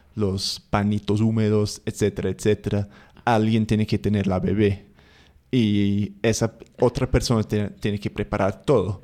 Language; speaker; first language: Spanish; non-native, fluent; English